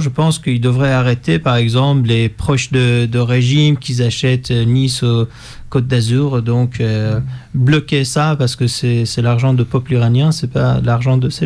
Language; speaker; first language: French; non-native, fluent; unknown